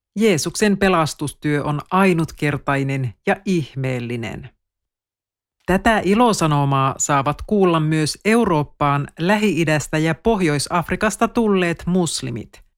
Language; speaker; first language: Finnish; native; Finnish